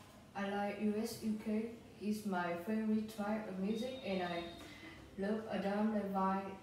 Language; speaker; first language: English; non-native, learner; Vietnamese